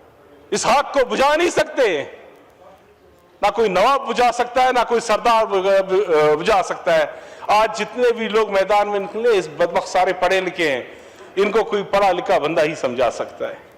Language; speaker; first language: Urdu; non-native, local second language; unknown